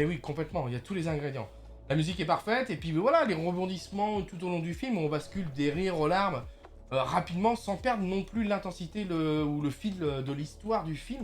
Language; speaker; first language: French; native; French